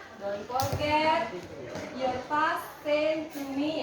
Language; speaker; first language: English; non-native, learner; Indonesian